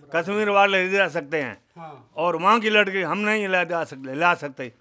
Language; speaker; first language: Hindi; native; Hindi